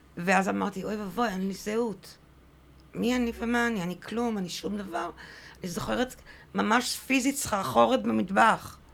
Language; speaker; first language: Hebrew; early bilingual, other home language; French